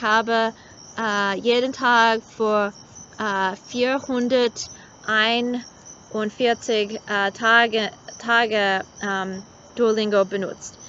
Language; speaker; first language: German; non-native, learner; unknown